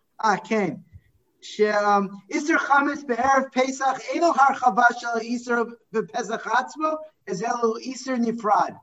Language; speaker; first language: Hebrew; non-native, fluent; English